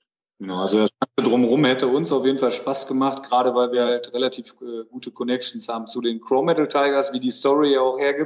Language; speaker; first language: German; native; German